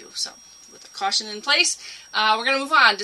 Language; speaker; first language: English; native; English